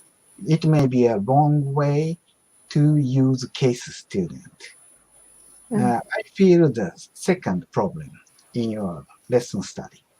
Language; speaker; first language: English; non-native, learner; Japanese